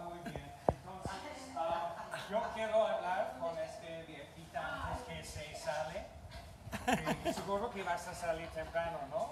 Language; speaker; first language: Spanish; non-native, learner; English